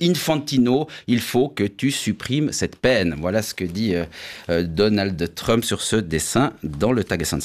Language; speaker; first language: French; native; French